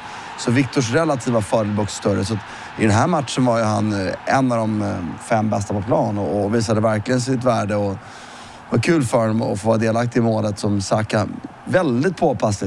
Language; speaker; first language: Swedish; native; Swedish